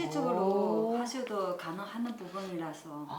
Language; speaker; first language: Korean; non-native, learner; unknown